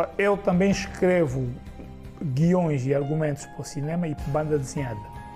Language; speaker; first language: Portuguese; native; Portuguese